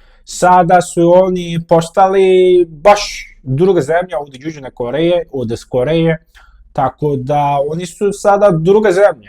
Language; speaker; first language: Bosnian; non-native, fluent; Korean